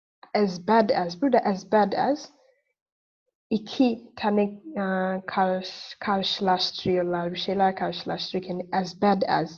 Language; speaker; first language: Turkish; non-native, fluent; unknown